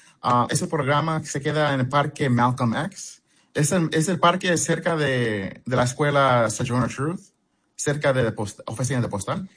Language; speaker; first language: Spanish; early bilingual, heritage; Spanish